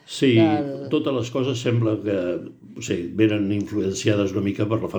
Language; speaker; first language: Catalan; native; Catalan